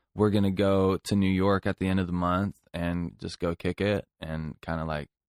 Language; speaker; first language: English; native; English